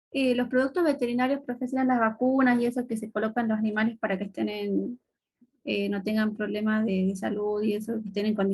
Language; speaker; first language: Spanish; native; Spanish